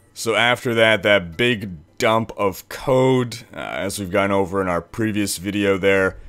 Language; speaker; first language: English; native; English